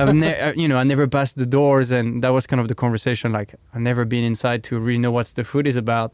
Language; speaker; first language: English; non-native, fluent; French